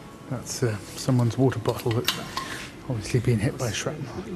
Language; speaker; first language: English; native; English